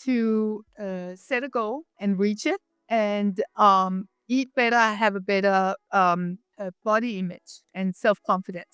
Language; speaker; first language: English; non-native, fluent; Danish